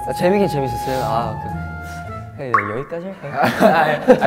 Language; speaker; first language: Korean; early bilingual, heritage; Korean